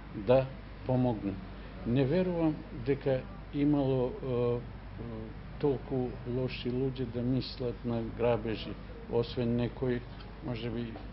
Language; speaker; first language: Macedonian; non-native, local second language; Albanian